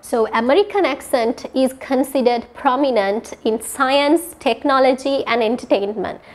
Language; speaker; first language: English; non-native, local second language; Sinhala